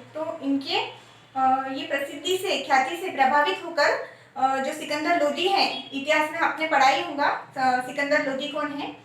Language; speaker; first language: Hindi; non-native, local second language; Marathi